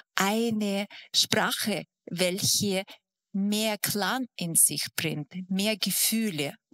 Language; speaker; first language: German; non-native, fluent; Russian